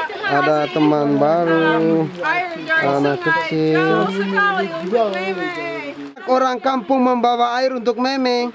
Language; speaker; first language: Indonesian; non-native, learner; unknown